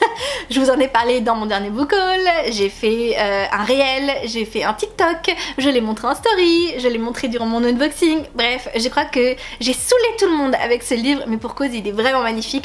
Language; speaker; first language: French; native; French